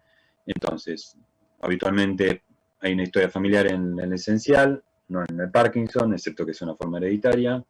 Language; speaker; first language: Spanish; native; Spanish